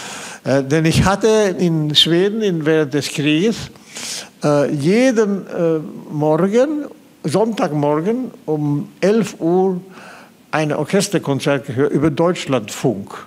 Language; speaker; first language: German; non-native, fluent; Swedish